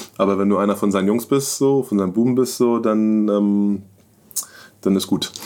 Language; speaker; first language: German; native; German